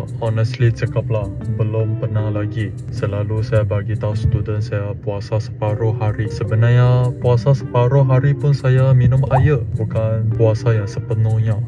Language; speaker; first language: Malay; non-native, local second language; Chinese